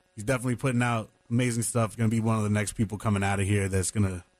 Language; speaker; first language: English; native; English